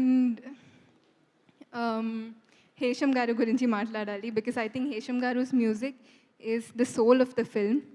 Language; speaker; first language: Telugu; non-native, fluent; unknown